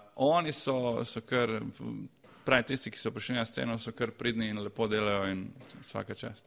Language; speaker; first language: Slovenian; early bilingual, other home language; Croatian